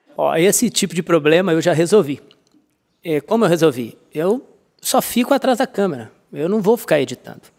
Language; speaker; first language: Portuguese; native; Portuguese